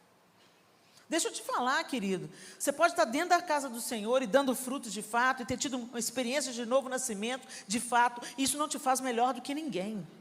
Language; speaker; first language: Portuguese; native; Portuguese